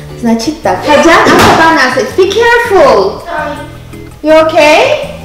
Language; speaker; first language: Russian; non-native, local second language; Armenian